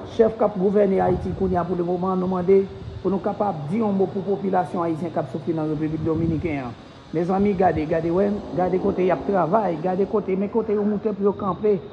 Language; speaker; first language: Haitian Creole; native; Haitian Creole